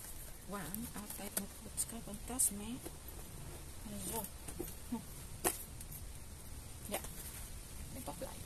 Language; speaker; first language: Dutch; non-native, learner; Indonesian